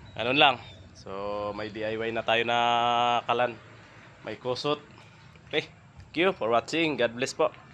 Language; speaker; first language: Filipino; non-native, local second language; Cebuano